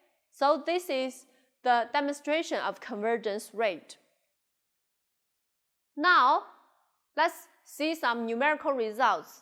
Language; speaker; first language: English; non-native, local second language; Chinese